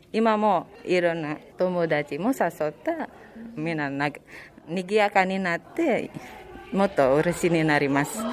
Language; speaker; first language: Japanese; non-native, learner; Indonesian